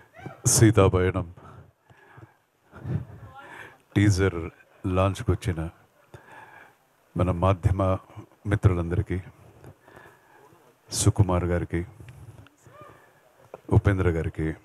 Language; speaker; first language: Telugu; non-native, local second language; Kannada